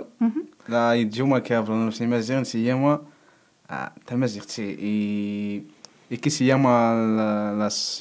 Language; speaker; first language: Spanish; non-native, learner; Berber languages